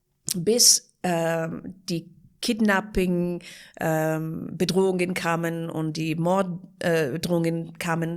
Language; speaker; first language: German; non-native, fluent; Persian